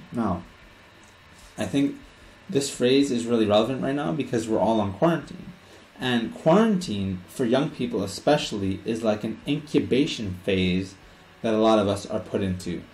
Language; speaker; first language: English; native; English